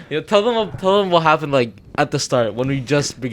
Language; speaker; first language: English; native; English